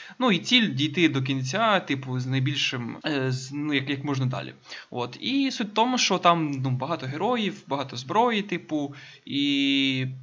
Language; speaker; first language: Ukrainian; native; Ukrainian